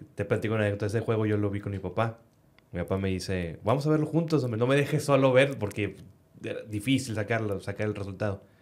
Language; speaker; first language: Spanish; native; Spanish